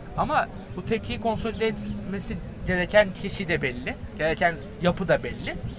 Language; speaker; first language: Turkish; native; Turkish